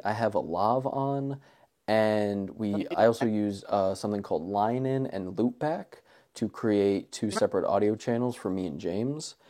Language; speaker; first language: English; native; English